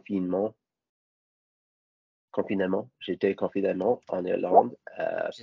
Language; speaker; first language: French; non-native, learner; English